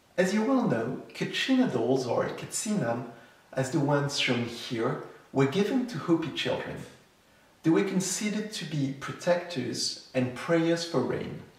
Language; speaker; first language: English; non-native, fluent; French